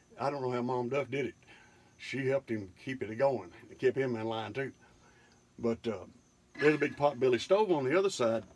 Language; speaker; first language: English; native; English